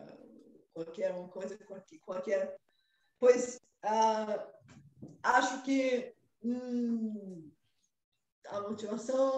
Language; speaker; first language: Portuguese; non-native, fluent; Bulgarian